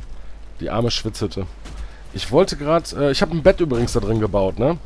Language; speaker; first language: German; native; German